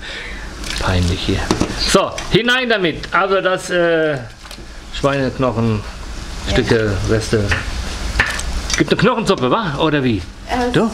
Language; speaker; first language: German; native; German